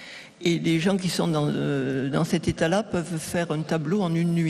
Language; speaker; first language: French; native; French